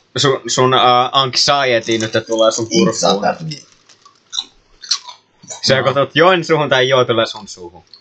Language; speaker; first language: Finnish; native; Finnish